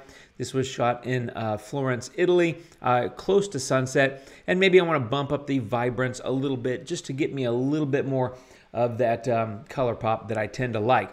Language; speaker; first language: English; native; English